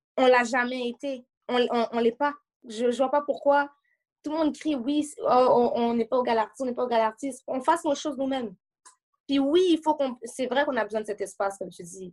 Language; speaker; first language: French; native; French